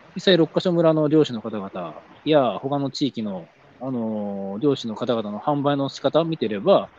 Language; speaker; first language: Japanese; native; Japanese